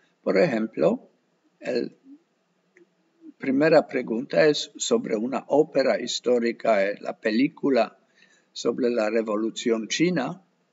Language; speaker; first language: Spanish; non-native, fluent; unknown